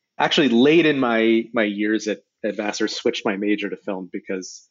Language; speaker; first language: English; native; English